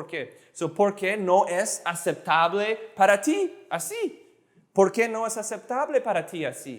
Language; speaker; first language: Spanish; non-native, fluent; English